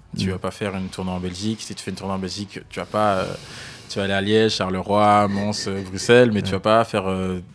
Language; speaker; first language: French; native; French